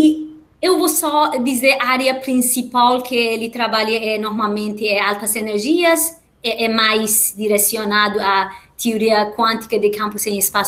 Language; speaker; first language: Portuguese; non-native, fluent; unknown